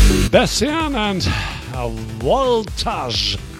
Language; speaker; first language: English; non-native, learner; German